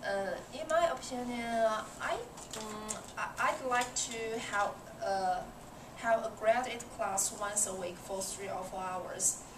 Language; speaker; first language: English; non-native, learner; Chinese